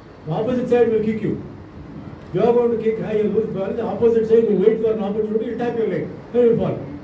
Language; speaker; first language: English; non-native, local second language; Telugu